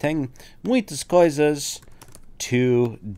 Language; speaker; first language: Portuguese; non-native, fluent; English